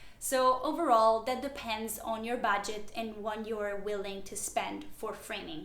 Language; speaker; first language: English; non-native, fluent; Italian